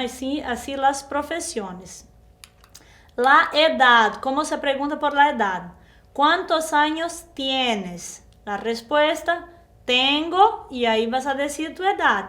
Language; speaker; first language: Spanish; non-native, fluent; Portuguese